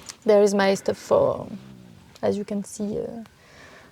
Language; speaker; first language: English; non-native, learner; French